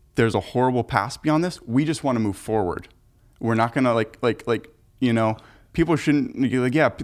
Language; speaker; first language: English; early bilingual, other home language; German